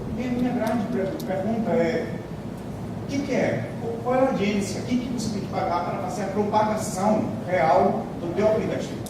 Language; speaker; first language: Portuguese; non-native, fluent; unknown